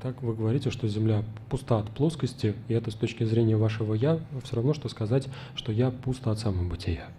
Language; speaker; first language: Russian; native; Russian